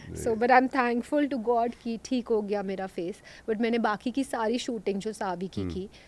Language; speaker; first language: Hindi; native; Hindi